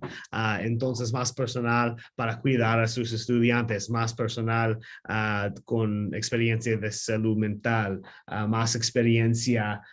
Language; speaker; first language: Spanish; non-native, learner; English